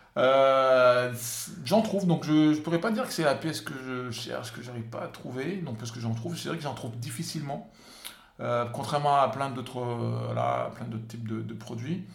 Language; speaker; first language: French; non-native, local second language; Wolof